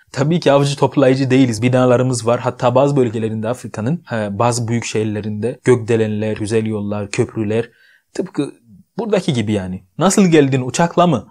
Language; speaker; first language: Turkish; non-native, fluent; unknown